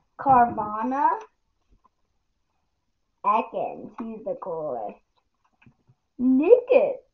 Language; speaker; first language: English; native; English